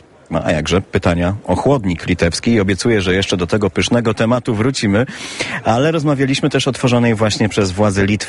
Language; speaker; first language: Polish; native; Polish